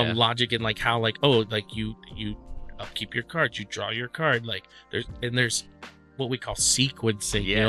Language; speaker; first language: English; native; English